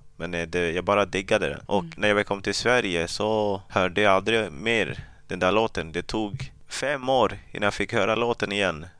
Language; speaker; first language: Swedish; early bilingual, other home language; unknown